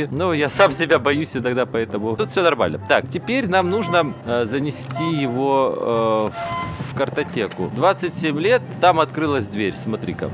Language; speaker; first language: Russian; native; Russian